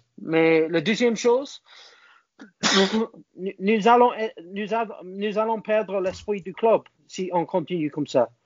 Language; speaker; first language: French; non-native, learner; English